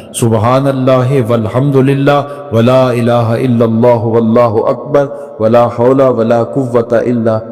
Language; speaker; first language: Urdu; non-native, local second language; Punjabi